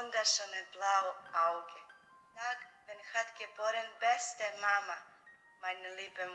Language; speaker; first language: German; non-native, learner; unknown